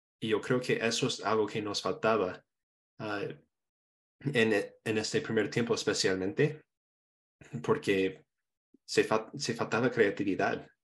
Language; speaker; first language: Spanish; non-native, fluent; English